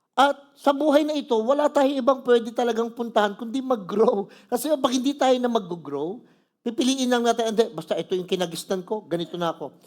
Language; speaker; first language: Filipino; native; Filipino